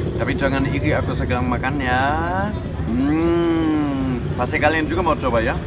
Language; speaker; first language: Indonesian; non-native, fluent; German